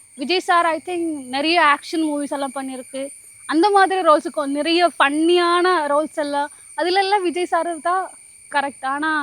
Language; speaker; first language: Tamil; non-native, learner; Malayalam